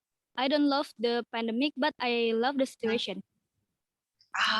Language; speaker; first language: English; non-native, learner; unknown